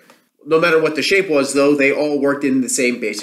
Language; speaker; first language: English; native; English